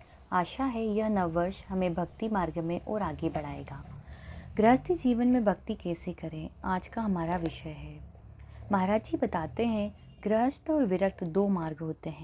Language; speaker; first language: Hindi; native; Hindi